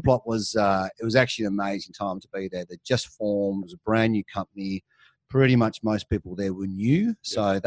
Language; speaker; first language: English; native; English